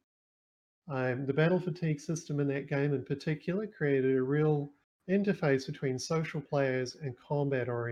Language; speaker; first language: English; native; English